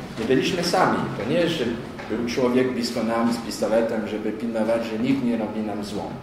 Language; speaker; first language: Polish; non-native, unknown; French